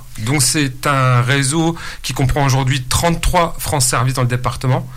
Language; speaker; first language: French; native; French